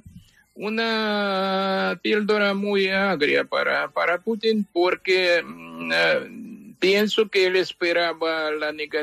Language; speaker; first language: Spanish; non-native, fluent; Ukrainian